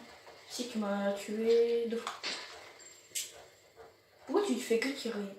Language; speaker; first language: French; native; French